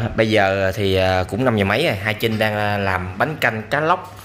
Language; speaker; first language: Vietnamese; native; Vietnamese